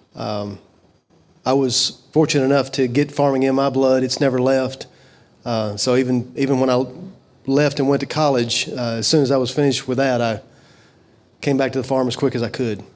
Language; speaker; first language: English; native; English